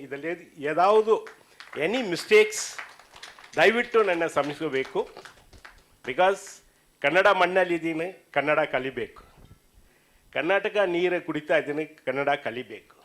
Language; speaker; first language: Kannada; non-native, learner; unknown